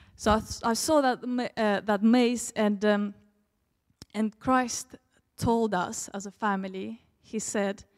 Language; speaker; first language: English; early bilingual, other home language; Russian